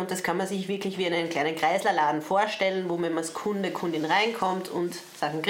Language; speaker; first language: German; native; German